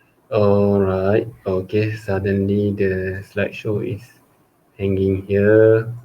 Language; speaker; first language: English; non-native, local second language; Malay